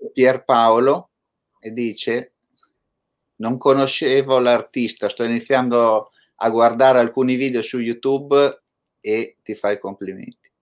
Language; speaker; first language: Italian; native; Italian